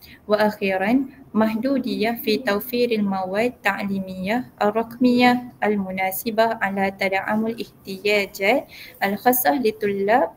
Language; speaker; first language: Arabic; non-native, learner; Malay